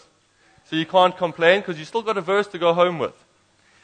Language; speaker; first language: English; native; English